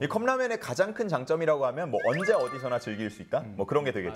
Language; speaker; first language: Korean; native; Korean